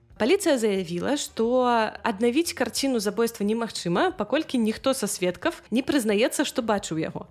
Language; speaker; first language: Belarusian; non-native, local second language; Russian